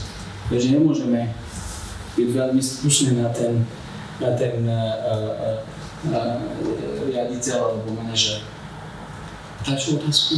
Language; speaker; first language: Slovak; non-native, fluent; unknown